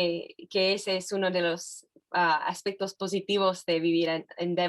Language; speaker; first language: Spanish; non-native, fluent; English